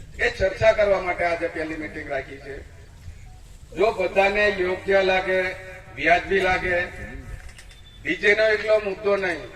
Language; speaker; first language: Gujarati; non-native, local second language; Rathawi